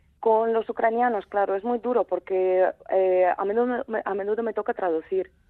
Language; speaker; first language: Spanish; non-native, fluent; Ukrainian